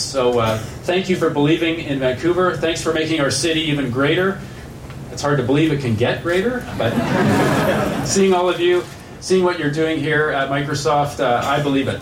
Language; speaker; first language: English; native; English